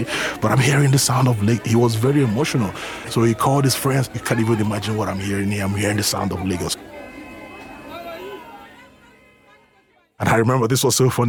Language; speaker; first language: English; non-native, local second language; Igbo